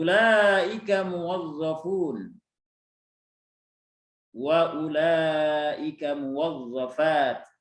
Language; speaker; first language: Arabic; non-native, fluent; Indonesian